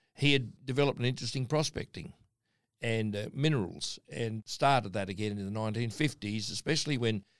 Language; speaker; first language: English; native; English